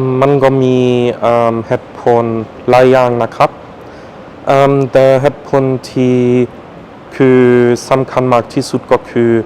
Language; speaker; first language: Thai; non-native, fluent; German